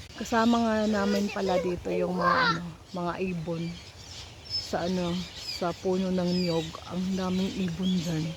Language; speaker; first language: Filipino; non-native, local second language; Cebuano